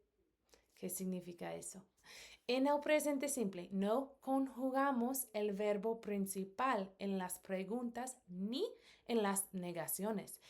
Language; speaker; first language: Spanish; non-native, fluent; English